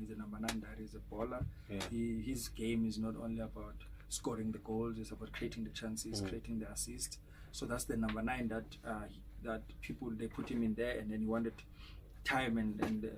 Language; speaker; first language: English; non-native, fluent; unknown